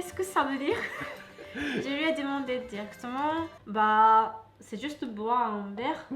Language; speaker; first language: French; non-native, fluent; Japanese